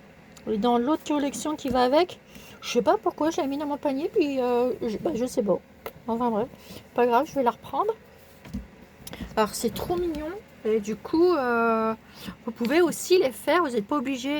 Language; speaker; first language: French; native; French